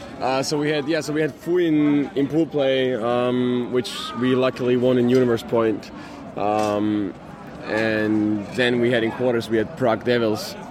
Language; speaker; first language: English; non-native, fluent; German